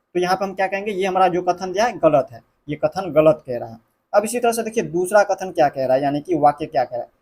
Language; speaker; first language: Hindi; native; Hindi